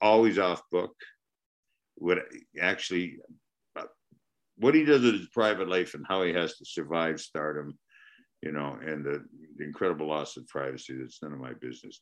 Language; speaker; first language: English; native; English